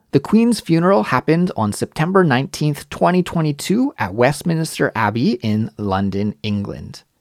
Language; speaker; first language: English; native; English